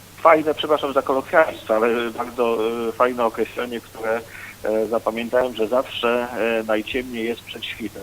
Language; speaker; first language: Polish; native; Polish